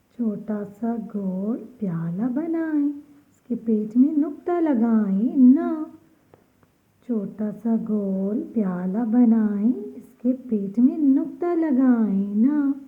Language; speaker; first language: Hindi; native; Hindi